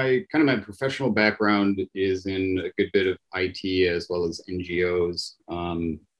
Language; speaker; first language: English; native; English